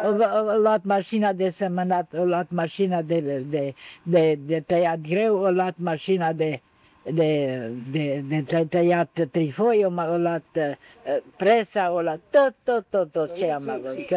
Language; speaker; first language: Romanian; non-native, local second language; German